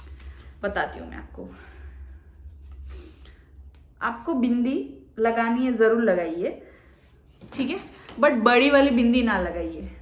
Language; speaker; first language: Hindi; native; Hindi